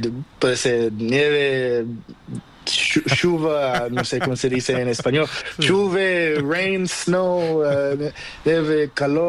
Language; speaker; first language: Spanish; non-native, learner; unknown